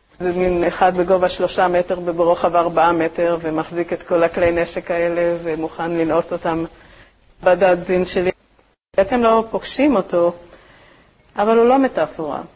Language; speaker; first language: Hebrew; native; Hebrew